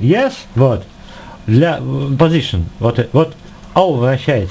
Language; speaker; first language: English; non-native, learner; Russian